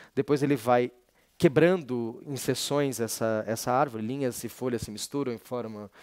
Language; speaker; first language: Portuguese; native; Portuguese